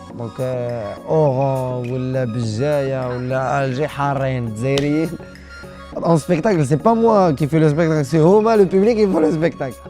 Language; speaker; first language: French; non-native, local second language; Arabic